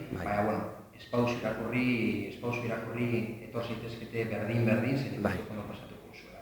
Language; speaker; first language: Basque; non-native, local second language; Spanish